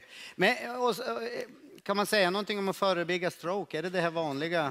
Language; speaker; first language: Swedish; native; Swedish